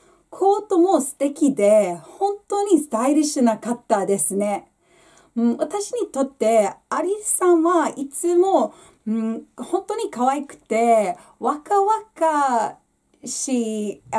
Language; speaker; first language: Japanese; non-native, fluent; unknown